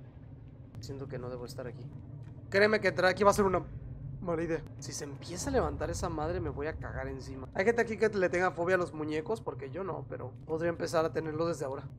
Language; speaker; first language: Spanish; native; Spanish